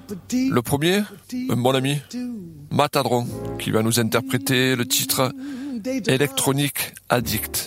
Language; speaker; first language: French; native; French